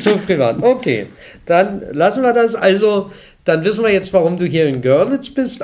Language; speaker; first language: German; native; German